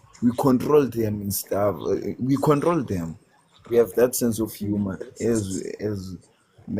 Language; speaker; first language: English; non-native, learner; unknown